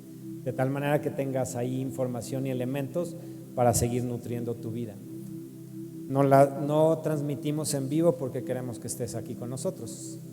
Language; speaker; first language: Spanish; native; Spanish